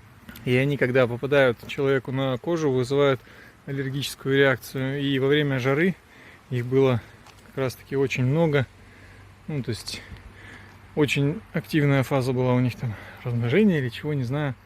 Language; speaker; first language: Russian; native; Russian